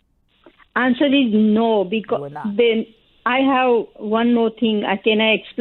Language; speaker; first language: English; non-native, learner; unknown